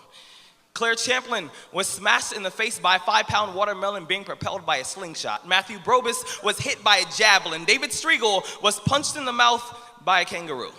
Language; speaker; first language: English; native; English